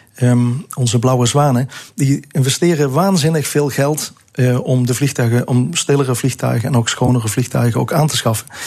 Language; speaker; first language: Dutch; native; Dutch